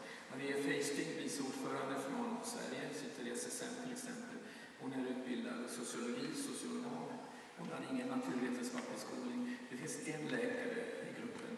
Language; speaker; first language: Swedish; native; Swedish